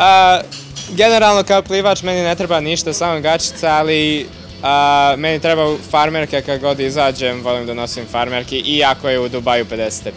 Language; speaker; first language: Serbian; early bilingual, heritage; Serbian